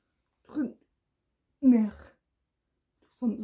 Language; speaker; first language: French; non-native, learner; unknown